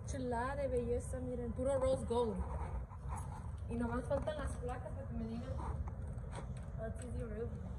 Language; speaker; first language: Spanish; native; Spanish